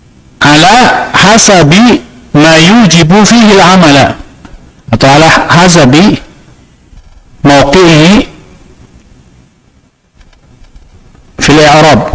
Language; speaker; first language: Arabic; non-native, fluent; Indonesian